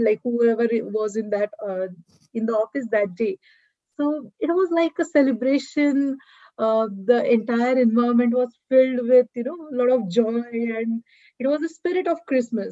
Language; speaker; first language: English; non-native, local second language; Marathi